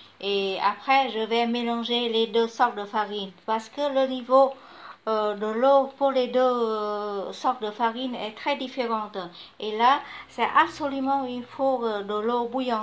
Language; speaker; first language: French; non-native, learner; Vietnamese